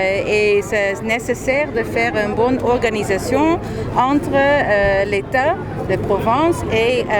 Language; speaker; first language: French; non-native, fluent; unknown